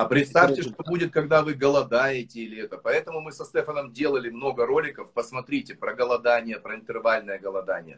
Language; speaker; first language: Russian; native; Russian